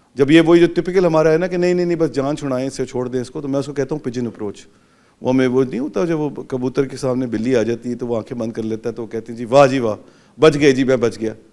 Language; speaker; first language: Urdu; non-native, local second language; Punjabi